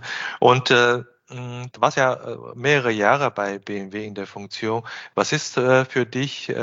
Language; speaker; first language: German; non-native, fluent; Chinese